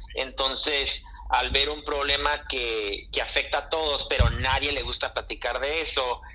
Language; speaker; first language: Spanish; early bilingual, heritage; Spanish